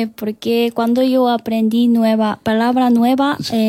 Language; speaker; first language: Spanish; non-native, learner; Korean